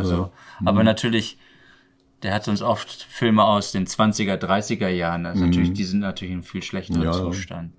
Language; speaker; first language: German; native; German